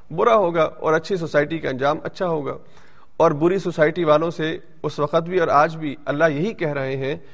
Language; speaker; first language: Urdu; early bilingual, heritage; Urdu